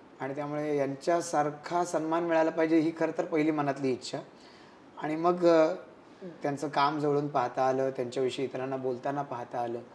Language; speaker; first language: Marathi; native; Marathi